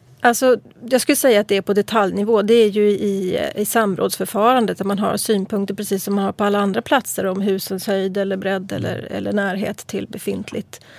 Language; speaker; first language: Swedish; native; Swedish